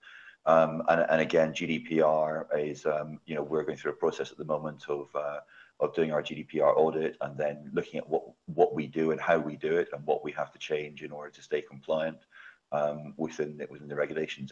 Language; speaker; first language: English; native; English